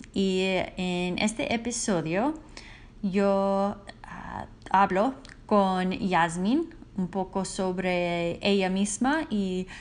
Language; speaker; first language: Spanish; non-native, learner; English